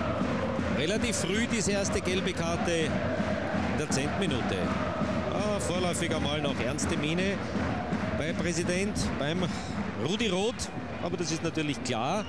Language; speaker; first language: German; native; German